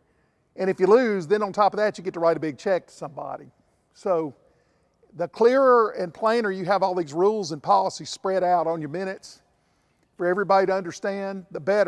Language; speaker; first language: English; native; English